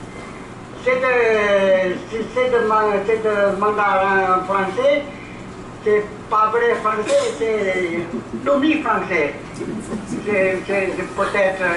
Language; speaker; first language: French; non-native, learner; Chinese